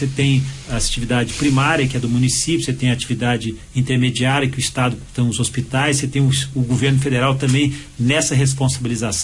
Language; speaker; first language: Portuguese; native; Portuguese